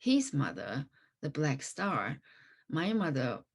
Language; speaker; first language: English; non-native, fluent; Chinese